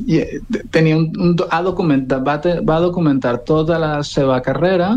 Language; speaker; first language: Catalan; non-native, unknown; Spanish